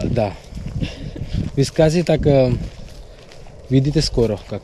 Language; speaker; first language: Russian; non-native, learner; Hindi